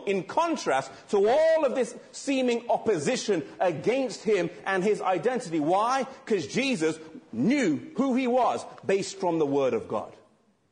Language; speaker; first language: English; native; English